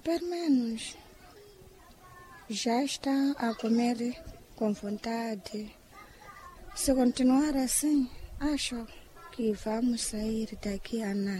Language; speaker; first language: Portuguese; non-native, local second language; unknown